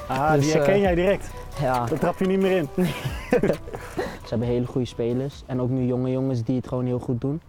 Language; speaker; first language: Dutch; native; Dutch